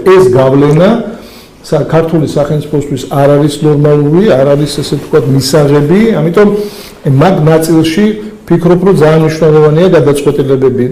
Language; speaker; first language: Georgian; native; Georgian